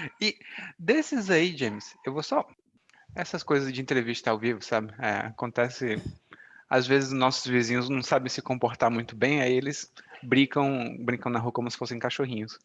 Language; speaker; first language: Portuguese; native; Portuguese